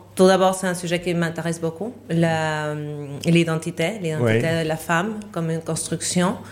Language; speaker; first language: French; non-native, fluent; Spanish